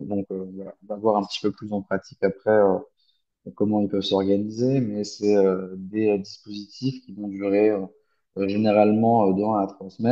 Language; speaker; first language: French; native; French